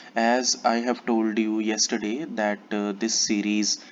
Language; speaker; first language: English; non-native, local second language; Punjabi